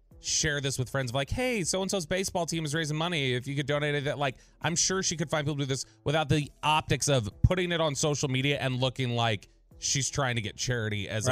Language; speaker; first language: English; native; English